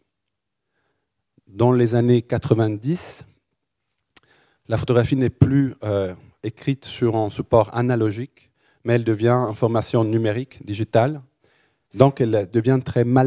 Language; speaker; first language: French; native; French